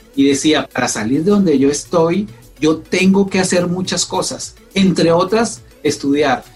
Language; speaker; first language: Spanish; native; Spanish